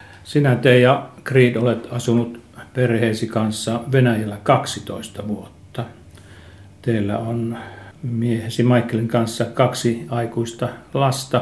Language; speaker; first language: Finnish; native; Finnish